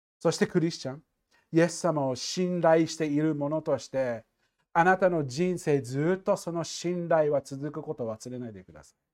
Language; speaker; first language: Japanese; non-native, fluent; English